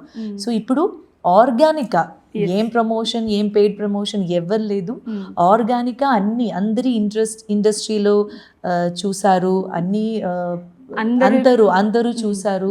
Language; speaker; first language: Telugu; non-native, learner; Malayalam